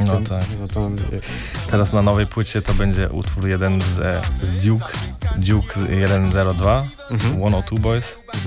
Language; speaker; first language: Polish; early bilingual, heritage; Polish